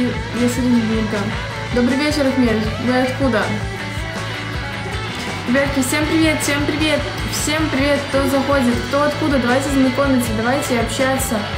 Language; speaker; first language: Russian; native; Russian